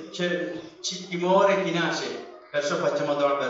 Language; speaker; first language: Italian; non-native, fluent; Bangla